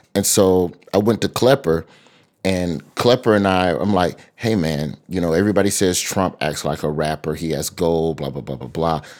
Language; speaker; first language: English; native; English